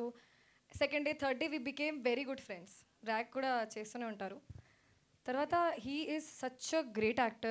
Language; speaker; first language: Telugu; non-native, fluent; Hindi